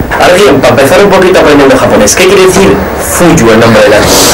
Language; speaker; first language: Spanish; native; Spanish